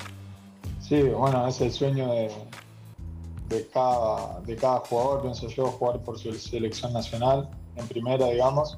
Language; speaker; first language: Spanish; native; Spanish